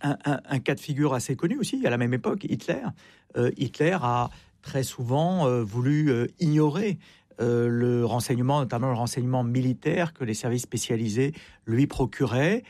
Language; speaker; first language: French; native; French